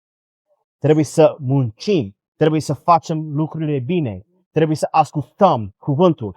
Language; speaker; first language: Romanian; non-native, learner; English